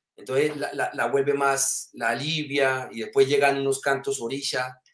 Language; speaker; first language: Spanish; early bilingual, heritage; French